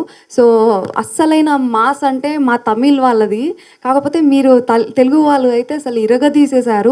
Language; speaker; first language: Telugu; non-native, fluent; Tamil